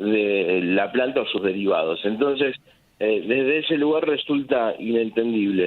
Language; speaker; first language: Spanish; native; Spanish